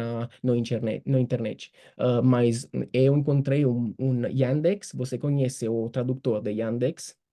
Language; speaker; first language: Portuguese; non-native, fluent; Italian